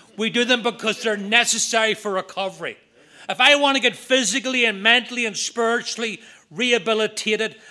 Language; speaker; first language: English; native; English